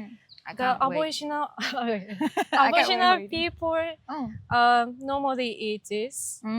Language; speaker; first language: English; non-native, learner; Japanese